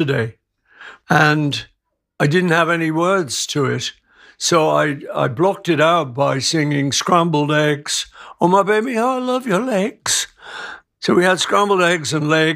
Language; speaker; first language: English; native; English